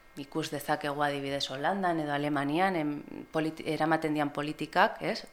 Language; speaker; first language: Basque; non-native, local second language; Spanish